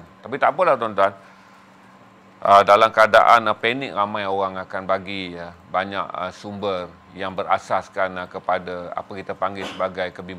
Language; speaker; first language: Malay; native; Malay